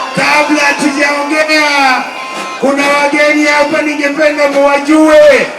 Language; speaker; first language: Swahili; non-native, local second language; Kamba